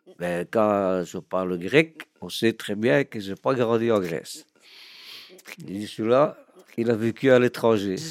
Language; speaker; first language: French; early bilingual, other home language; Greek